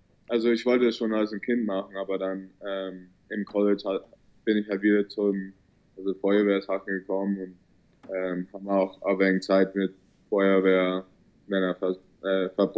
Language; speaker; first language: German; early bilingual, heritage; German